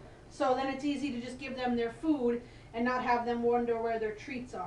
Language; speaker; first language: English; native; English